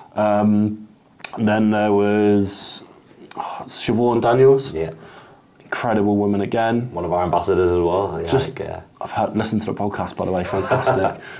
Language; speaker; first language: English; native; English